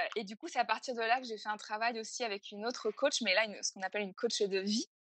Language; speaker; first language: French; native; French